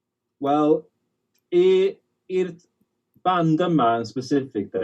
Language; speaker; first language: Welsh; native; Welsh